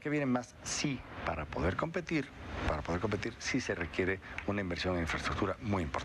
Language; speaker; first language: Spanish; native; Spanish